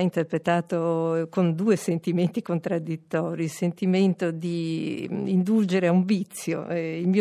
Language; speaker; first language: Italian; native; Italian